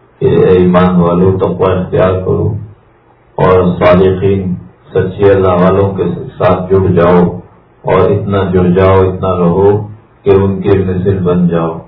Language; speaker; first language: Urdu; native; Urdu